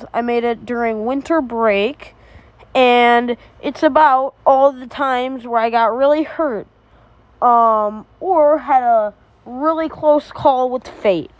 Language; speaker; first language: English; native; English